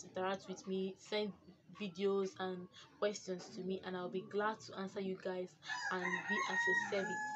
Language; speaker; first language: English; non-native, local second language; Igbo